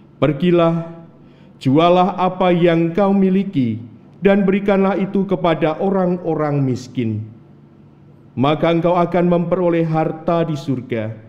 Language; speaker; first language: Indonesian; native; Indonesian